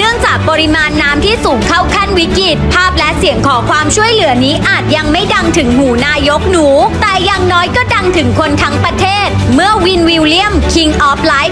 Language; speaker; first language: Thai; native; Thai